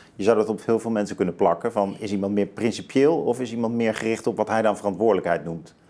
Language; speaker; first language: Dutch; native; Dutch